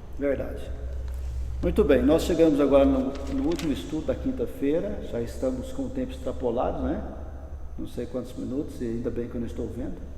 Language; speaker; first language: Portuguese; native; Portuguese